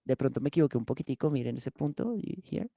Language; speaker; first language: Spanish; native; Spanish